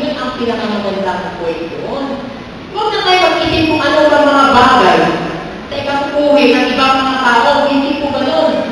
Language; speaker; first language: Filipino; non-native, local second language; Cebuano